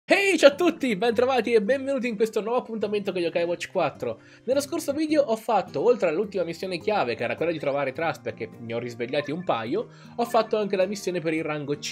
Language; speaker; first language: Italian; native; Italian